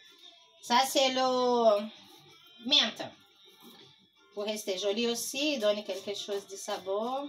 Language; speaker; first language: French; non-native, learner; Portuguese